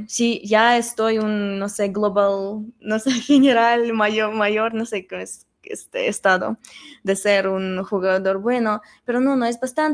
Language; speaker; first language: Spanish; non-native, fluent; Russian